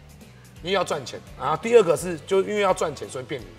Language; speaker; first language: Chinese; native; Chinese